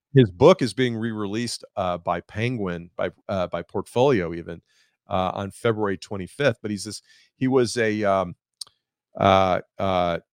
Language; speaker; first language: English; native; English